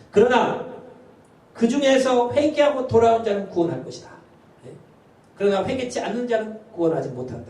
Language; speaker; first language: Korean; native; Korean